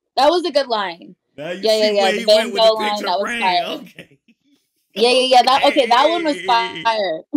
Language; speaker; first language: English; native; English